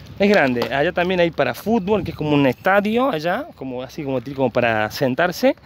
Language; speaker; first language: Spanish; native; Spanish